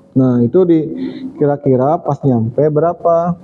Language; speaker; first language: Indonesian; native; Indonesian